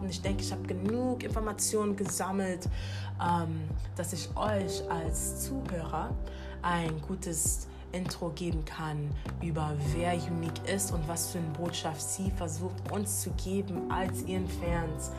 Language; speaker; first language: German; non-native, fluent; English